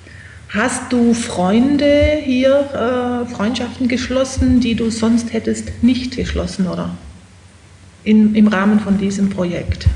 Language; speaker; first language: German; native; German